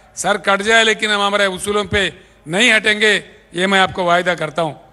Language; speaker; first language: Hindi; non-native, local second language; Telugu